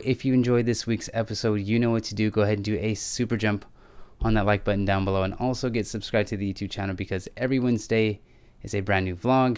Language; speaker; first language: English; native; English